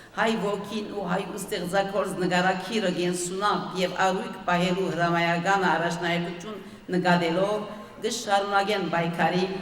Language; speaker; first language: Armenian; early bilingual, heritage; Armenian